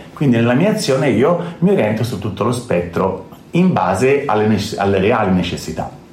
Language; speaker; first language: Italian; native; Italian